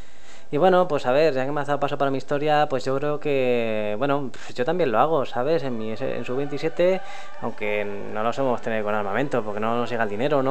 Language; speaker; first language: Spanish; native; Spanish